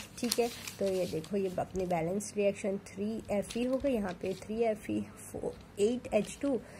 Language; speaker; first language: Hindi; non-native, local second language; Gujarati